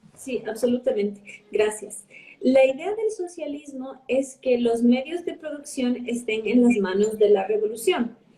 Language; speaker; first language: Spanish; early bilingual, heritage; Spanish